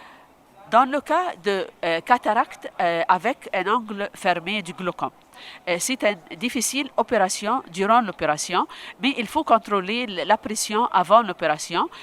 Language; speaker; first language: French; non-native, local second language; Arabic